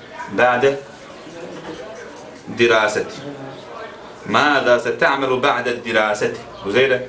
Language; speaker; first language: Arabic; non-native, fluent; Bosnian